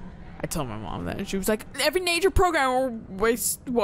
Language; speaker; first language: English; native; English